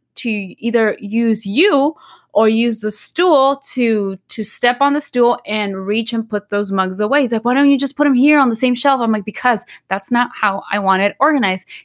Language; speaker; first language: English; early bilingual, other home language; Spanish